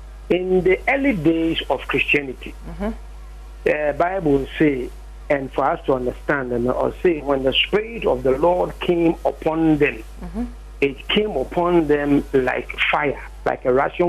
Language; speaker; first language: English; non-native, learner; Akan